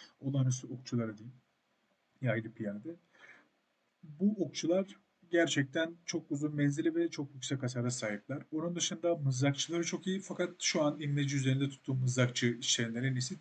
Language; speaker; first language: Turkish; native; Turkish